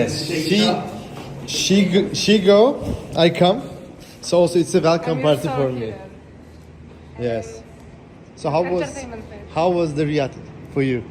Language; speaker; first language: English; non-native, learner; Turkish